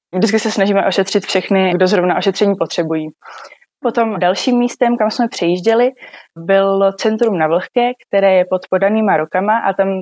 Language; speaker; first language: Czech; native; Czech